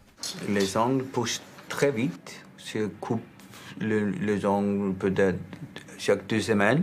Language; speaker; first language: French; non-native, learner; Icelandic